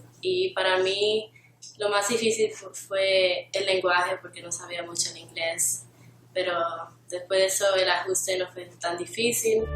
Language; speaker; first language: Spanish; early bilingual, heritage; Spanish